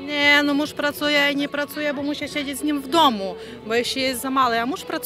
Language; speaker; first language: Polish; non-native, learner; Ukrainian